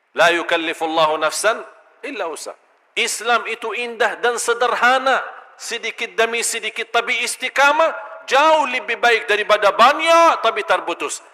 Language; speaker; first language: Malay; non-native, fluent; Arabic